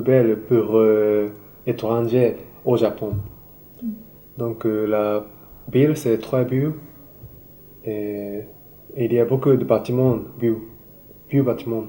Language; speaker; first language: French; non-native, learner; Japanese